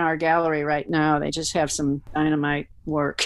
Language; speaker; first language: English; native; English